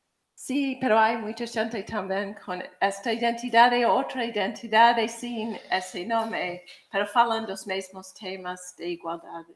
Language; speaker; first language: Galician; non-native, fluent; English